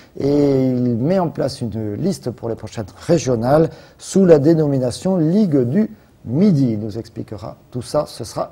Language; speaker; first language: French; native; French